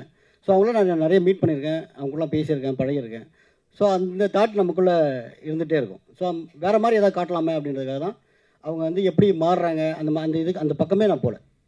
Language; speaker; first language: Tamil; native; Tamil